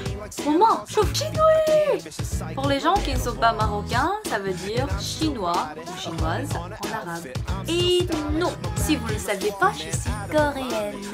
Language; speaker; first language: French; non-native, fluent; Korean